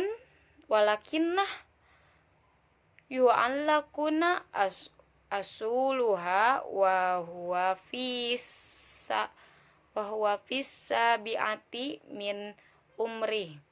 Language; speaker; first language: Arabic; non-native, learner; Indonesian